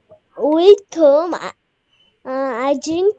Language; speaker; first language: English; non-native, learner; Bangla